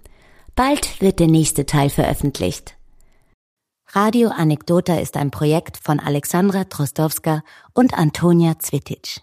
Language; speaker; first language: German; native; German